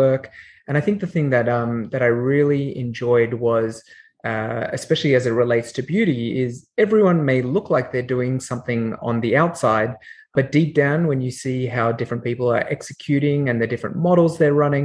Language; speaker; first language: English; native; English